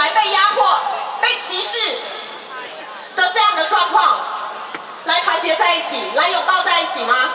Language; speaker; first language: Chinese; native; Chinese